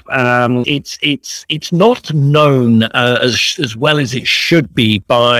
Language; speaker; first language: English; native; English